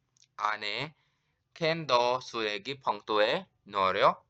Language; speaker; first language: Korean; non-native, fluent; Urdu